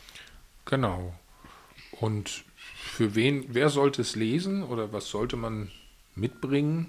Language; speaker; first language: German; native; German